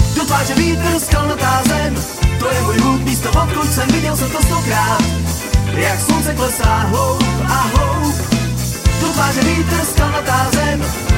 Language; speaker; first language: Czech; native; Czech